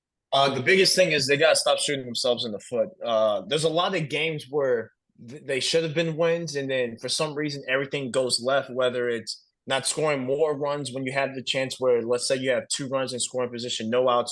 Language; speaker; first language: English; native; English